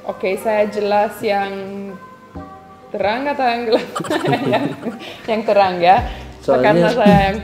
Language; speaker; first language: Indonesian; non-native, fluent; Romanian